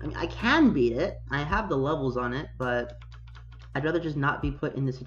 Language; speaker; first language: English; native; English